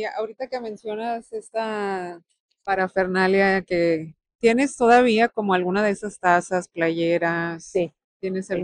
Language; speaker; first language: Spanish; native; Spanish